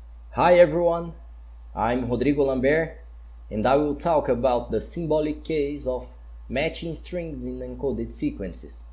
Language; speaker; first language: English; non-native, fluent; Portuguese